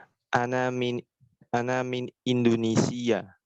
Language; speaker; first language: Arabic; non-native, learner; Indonesian